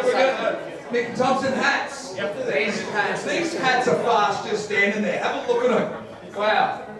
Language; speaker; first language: English; native; English